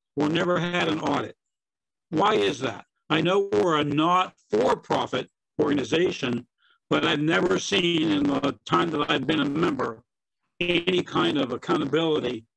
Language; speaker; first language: English; native; English